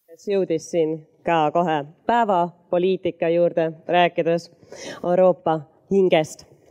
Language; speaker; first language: Estonian; early bilingual, heritage; Estonian